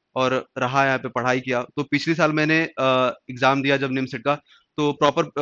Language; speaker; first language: Hindi; native; Hindi